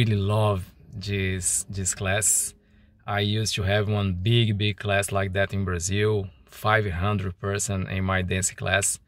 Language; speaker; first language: English; non-native, learner; Portuguese